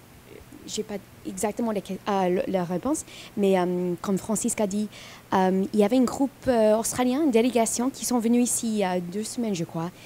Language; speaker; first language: French; non-native, fluent; English